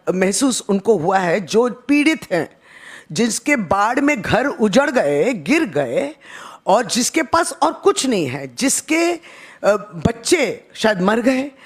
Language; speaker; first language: Hindi; non-native, local second language; Bangla